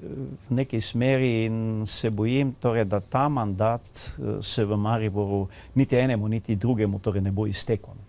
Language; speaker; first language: Slovenian; native; Slovenian